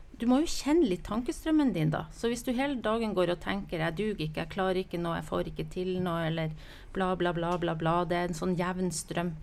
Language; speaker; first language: Norwegian; non-native, fluent; English